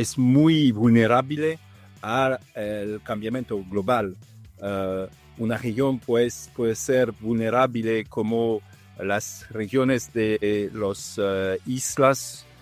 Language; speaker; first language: Spanish; non-native, fluent; Italian